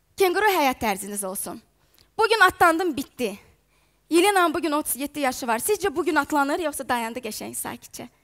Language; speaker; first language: Azerbaijani; non-native, fluent; Ukrainian